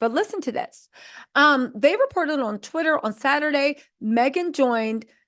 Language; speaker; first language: English; native; English